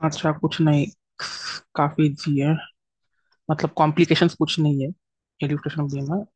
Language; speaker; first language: Hindi; non-native, local second language; Marathi